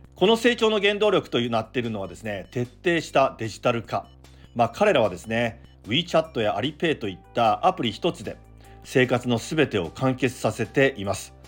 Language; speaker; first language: Japanese; native; Japanese